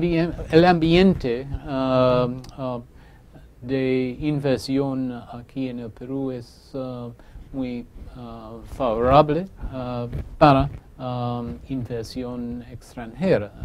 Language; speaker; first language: Spanish; non-native, fluent; English